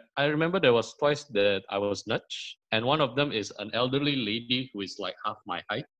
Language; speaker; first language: English; early bilingual, other home language; Indonesian